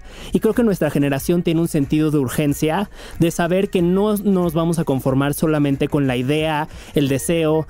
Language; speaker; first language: Spanish; native; Spanish